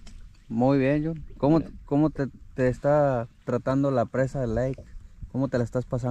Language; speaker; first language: Spanish; native; Spanish